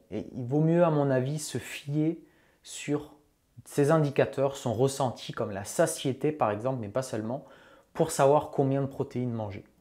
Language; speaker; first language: French; native; French